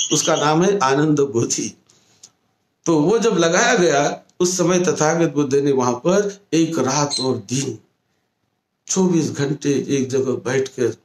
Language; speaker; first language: Hindi; non-native, local second language; Marathi